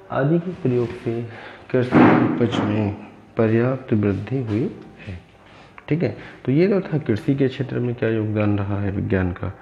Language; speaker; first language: Hindi; native; Hindi